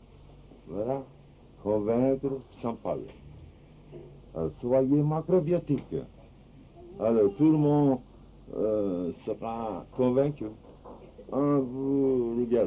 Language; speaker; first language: French; non-native, fluent; Japanese